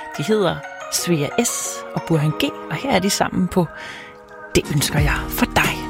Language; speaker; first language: Danish; native; Danish